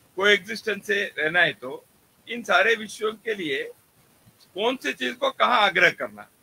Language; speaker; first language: Hindi; non-native, local second language; Kannada